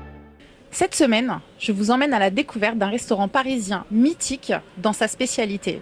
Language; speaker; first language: French; native; French